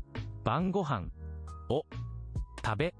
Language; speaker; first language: Japanese; non-native, learner; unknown